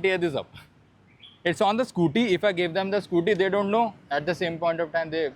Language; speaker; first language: English; non-native, fluent; Hindi